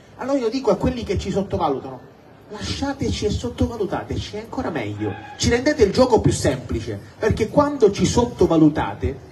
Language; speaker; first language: Italian; native; Italian